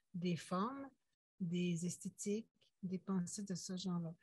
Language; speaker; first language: French; native; French